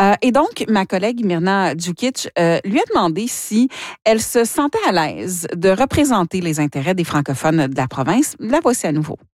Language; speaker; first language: French; native; French